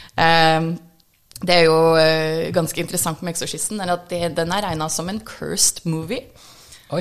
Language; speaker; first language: Norwegian; non-native, fluent; English